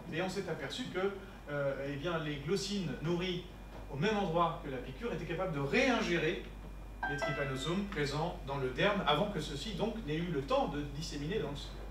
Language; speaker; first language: French; native; French